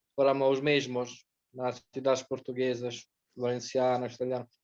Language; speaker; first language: Portuguese; non-native, fluent; Italian